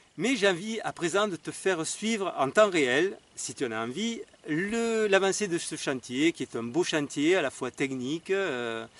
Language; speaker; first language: French; native; French